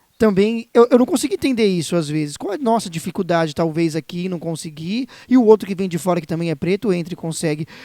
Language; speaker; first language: Portuguese; native; Portuguese